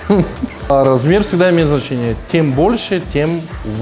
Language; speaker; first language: Russian; non-native, learner; Bulgarian